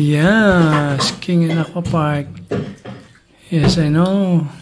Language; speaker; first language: English; non-native, local second language; Filipino